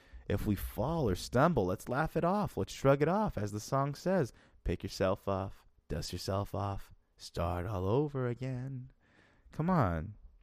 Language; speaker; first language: English; early bilingual, other home language; Spanish